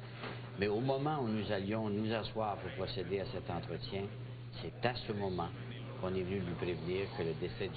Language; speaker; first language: French; native; French